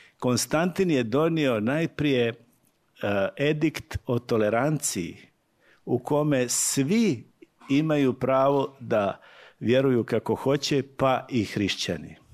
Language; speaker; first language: Serbian; native; Serbian